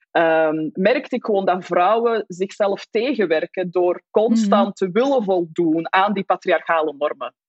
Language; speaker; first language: Dutch; native; Dutch